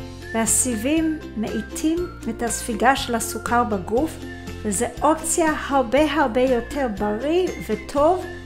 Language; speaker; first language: Hebrew; non-native, fluent; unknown